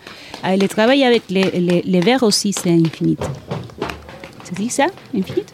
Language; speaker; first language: French; non-native, learner; Spanish